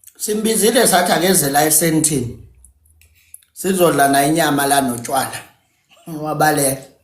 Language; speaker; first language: Zulu; native; Zulu